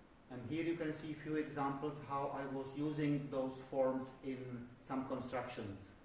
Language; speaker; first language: English; non-native, fluent; Czech